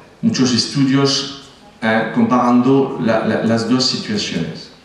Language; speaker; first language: Spanish; non-native, fluent; French